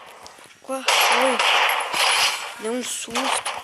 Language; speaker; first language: Portuguese; native; Portuguese